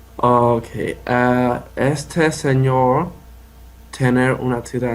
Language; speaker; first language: Spanish; non-native, learner; English